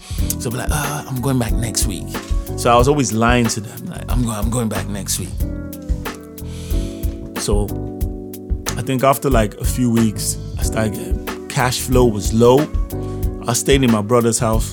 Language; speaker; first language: English; non-native, local second language; Yoruba